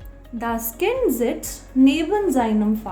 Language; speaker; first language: German; non-native, fluent; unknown